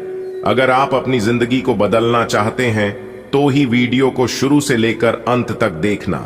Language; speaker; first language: Hindi; native; Hindi